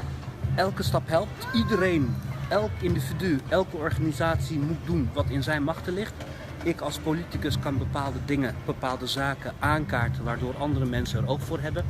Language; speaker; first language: Dutch; early bilingual, other home language; Turkish